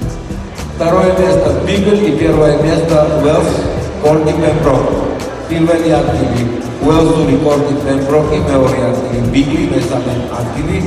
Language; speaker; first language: Russian; non-native, fluent; Georgian